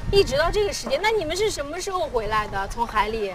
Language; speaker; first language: Chinese; native; Chinese